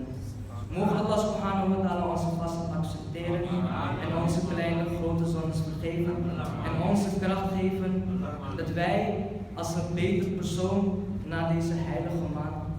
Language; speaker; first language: Dutch; early bilingual, other home language; Urdu